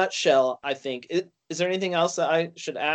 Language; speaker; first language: English; native; English